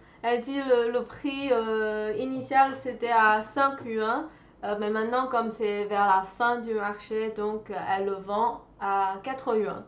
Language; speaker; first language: French; non-native, fluent; Chinese